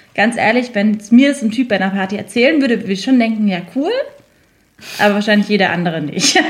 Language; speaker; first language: German; native; German